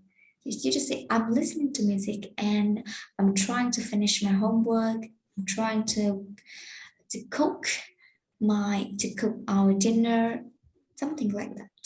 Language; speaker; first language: English; non-native, fluent; Vietnamese